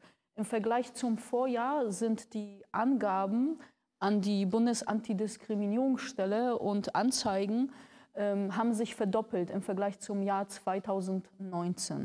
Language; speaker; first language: German; early bilingual, other home language; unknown